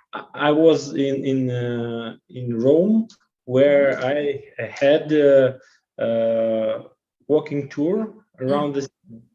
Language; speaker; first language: English; non-native, learner; Russian